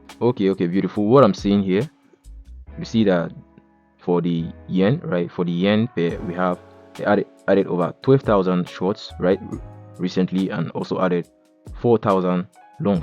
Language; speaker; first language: English; native; English